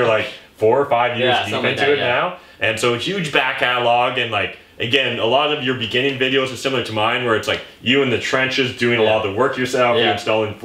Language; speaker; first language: English; native; English